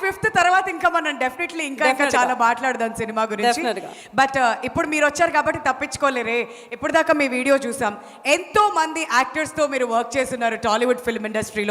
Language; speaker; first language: Telugu; native; Telugu